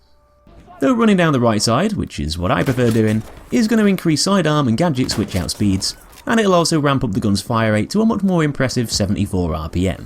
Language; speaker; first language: English; native; English